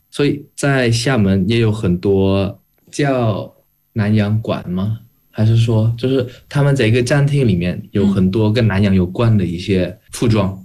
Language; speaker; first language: Chinese; non-native, fluent; Indonesian